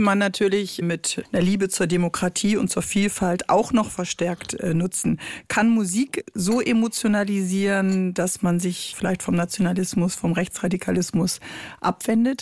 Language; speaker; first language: German; native; German